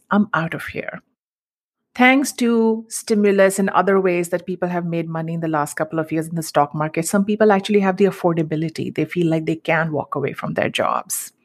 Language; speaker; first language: English; non-native, local second language; Hindi